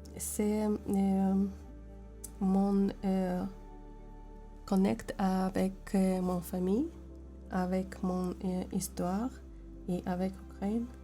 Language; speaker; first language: French; non-native, learner; Ukrainian